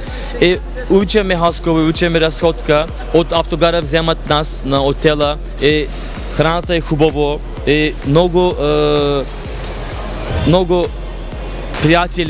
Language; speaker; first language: Bulgarian; non-native, local second language; Turkish